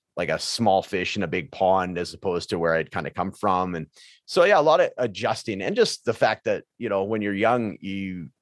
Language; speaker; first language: English; native; English